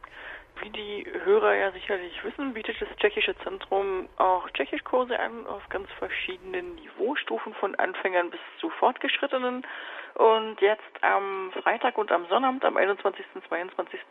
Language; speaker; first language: German; native; German